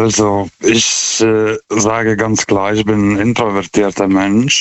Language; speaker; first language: German; non-native, fluent; Lithuanian